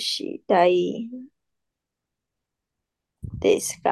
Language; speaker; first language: Japanese; non-native, learner; Chinese